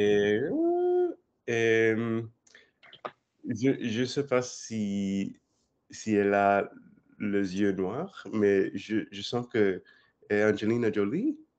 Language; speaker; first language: French; non-native, learner; English